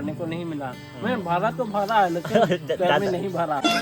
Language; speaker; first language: Hindi; non-native, local second language; Karbi